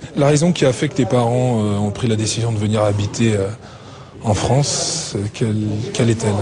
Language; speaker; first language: French; native; French